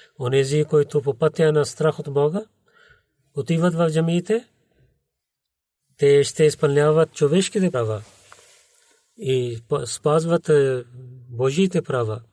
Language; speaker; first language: Bulgarian; non-native, learner; Urdu